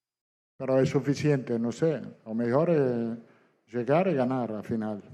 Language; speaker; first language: Portuguese; non-native, learner; Italian